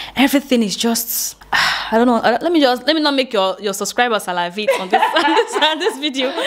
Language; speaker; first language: English; non-native, local second language; Igbo